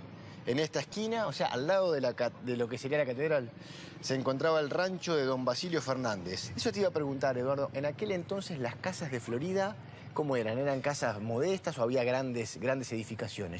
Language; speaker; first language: Spanish; native; Spanish